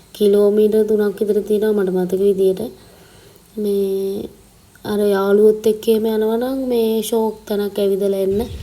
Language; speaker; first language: Sinhala; non-native, local second language; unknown